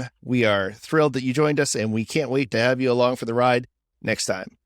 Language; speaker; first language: English; native; English